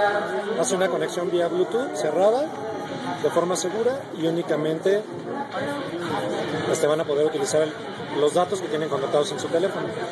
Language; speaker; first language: Spanish; native; Spanish